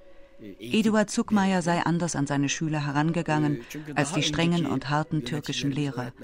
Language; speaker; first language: German; native; German